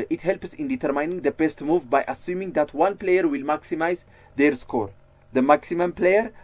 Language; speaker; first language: English; non-native, local second language; Amharic